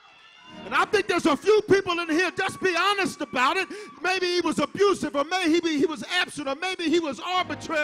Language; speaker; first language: English; native; English